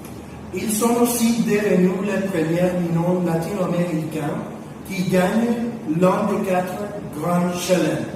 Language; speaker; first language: French; non-native, learner; Spanish